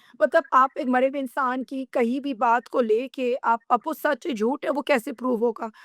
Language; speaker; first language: Urdu; native; Urdu